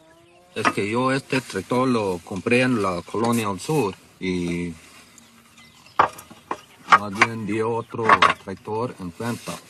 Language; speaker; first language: Spanish; non-native, local second language; Plautdietsch